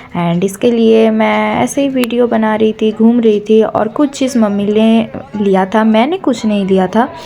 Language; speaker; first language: Hindi; non-native, local second language; Bangla